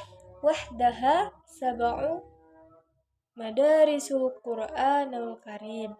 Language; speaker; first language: Arabic; non-native, learner; Indonesian